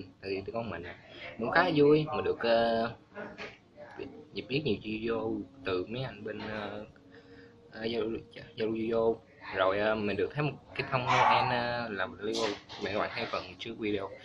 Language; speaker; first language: Vietnamese; early bilingual, heritage; Vietnamese